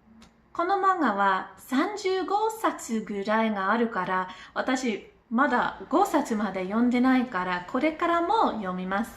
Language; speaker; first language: Japanese; non-native, learner; English